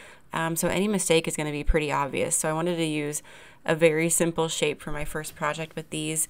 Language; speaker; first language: English; native; English